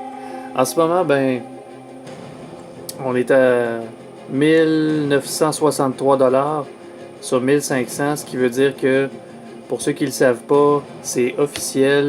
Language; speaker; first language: French; native; French